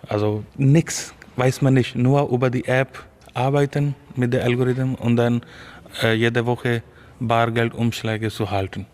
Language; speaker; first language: German; non-native, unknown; Urdu